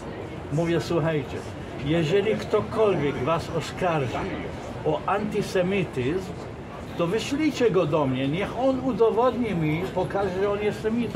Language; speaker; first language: Polish; non-native, fluent; Arabic